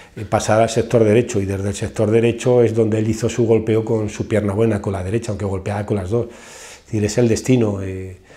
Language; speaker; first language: Spanish; native; Spanish